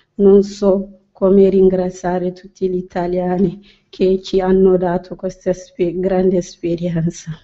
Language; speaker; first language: Italian; non-native, learner; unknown